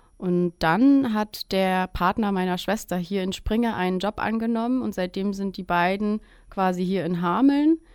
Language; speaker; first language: German; early bilingual, other home language; Russian